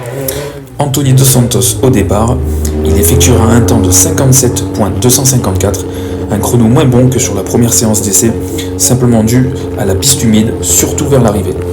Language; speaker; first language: French; native; French